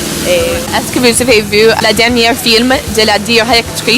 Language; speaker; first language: French; non-native, learner; English